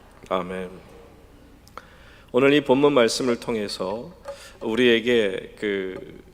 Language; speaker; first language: Korean; native; Korean